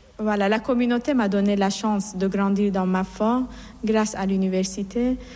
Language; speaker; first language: French; non-native, fluent; Persian